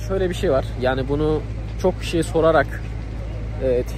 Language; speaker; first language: Arabic; non-native, learner; Turkish